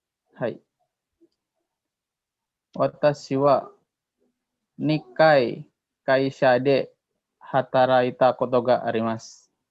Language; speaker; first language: Japanese; non-native, learner; Indonesian